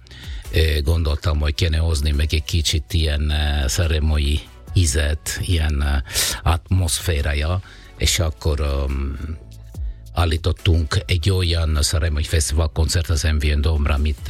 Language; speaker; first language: Hungarian; non-native, fluent; Italian